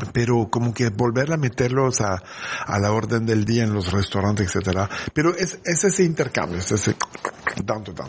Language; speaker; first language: Spanish; non-native, fluent; French